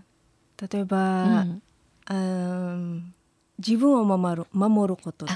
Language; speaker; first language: Japanese; non-native, learner; Filipino